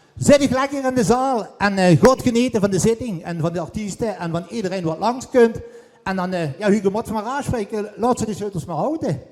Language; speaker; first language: Dutch; native; Dutch